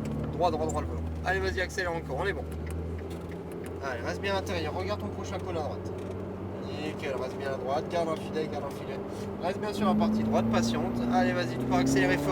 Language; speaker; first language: French; native; French